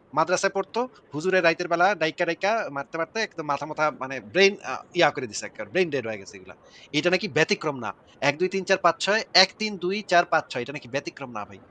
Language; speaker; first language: Bangla; native; Bangla